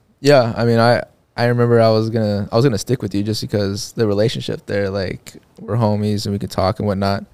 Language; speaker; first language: English; native; English